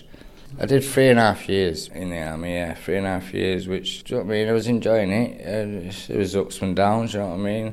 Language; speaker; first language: English; native; English